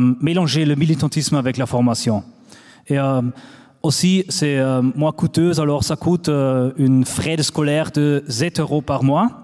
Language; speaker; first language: French; non-native, fluent; German